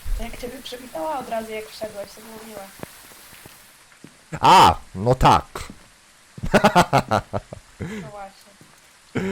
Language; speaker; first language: Polish; native; Polish